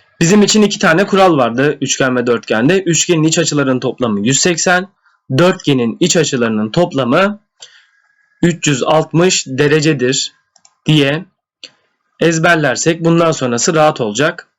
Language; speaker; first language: Turkish; native; Turkish